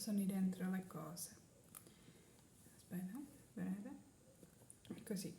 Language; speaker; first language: Italian; non-native, learner; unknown